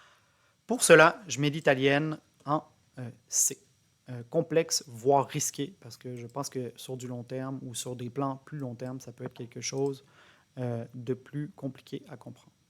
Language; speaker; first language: French; native; French